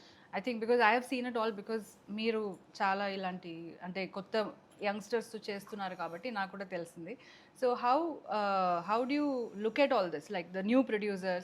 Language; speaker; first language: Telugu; non-native, local second language; Kannada